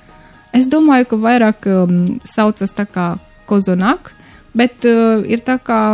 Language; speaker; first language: Latvian; non-native, learner; Romanian